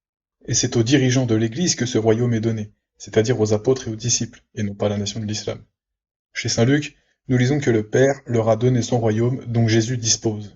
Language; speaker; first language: French; native; French